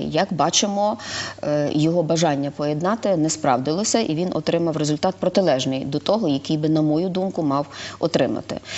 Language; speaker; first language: Ukrainian; native; Ukrainian